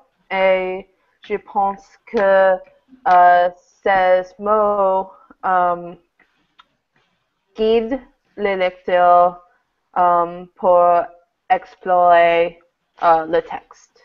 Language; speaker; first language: French; non-native, learner; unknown